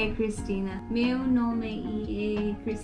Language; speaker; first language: Portuguese; non-native, learner; Nepali